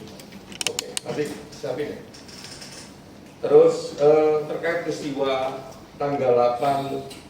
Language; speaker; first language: Indonesian; native; Indonesian